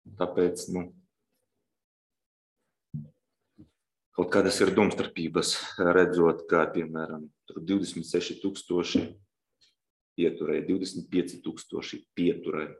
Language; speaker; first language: Latvian; non-native, local second language; Russian